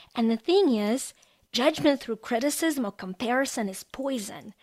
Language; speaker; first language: English; non-native, fluent; Ukrainian